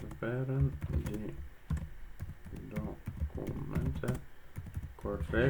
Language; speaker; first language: German; non-native, fluent; Ukrainian